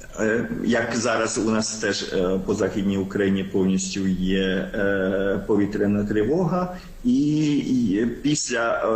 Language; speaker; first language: Ukrainian; non-native, local second language; Hungarian